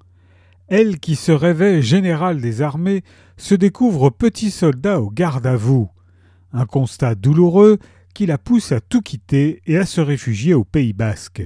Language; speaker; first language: French; native; French